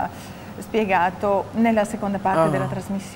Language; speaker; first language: Italian; native; Italian